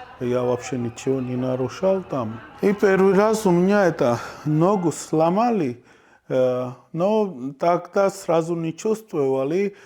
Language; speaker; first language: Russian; non-native, learner; Georgian